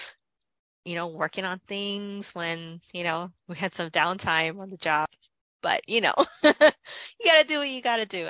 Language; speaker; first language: English; native; English